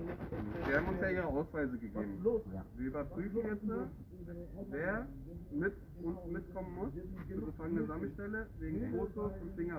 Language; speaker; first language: German; native; German